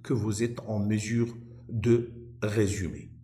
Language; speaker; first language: French; non-native, local second language; Arabic